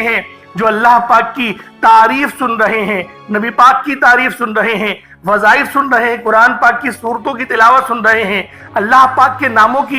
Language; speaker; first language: Urdu; native; Urdu